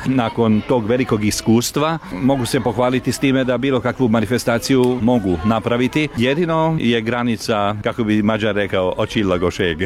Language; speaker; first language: Croatian; early bilingual, heritage; Hungarian